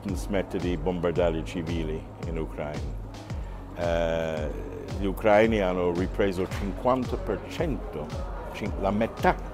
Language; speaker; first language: Italian; non-native, fluent; English